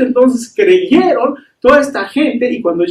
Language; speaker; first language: Spanish; native; Spanish